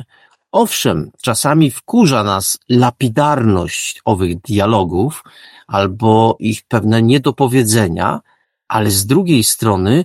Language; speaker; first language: Polish; native; Polish